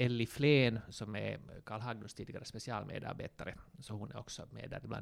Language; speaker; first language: Swedish; non-native, local second language; Finnish